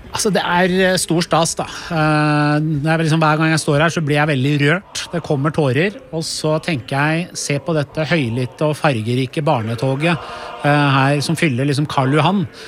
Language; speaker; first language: Norwegian; early bilingual, other home language; Persian